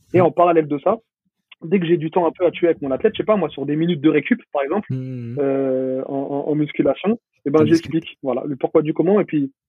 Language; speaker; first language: French; native; French